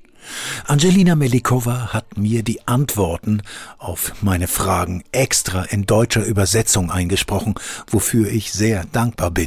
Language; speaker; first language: German; native; German